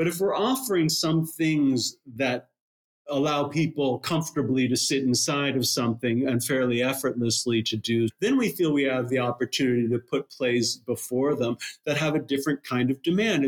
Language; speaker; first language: English; native; English